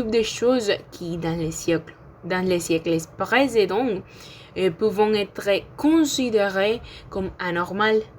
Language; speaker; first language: French; non-native, learner; Spanish